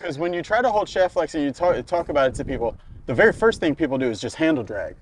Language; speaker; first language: English; native; English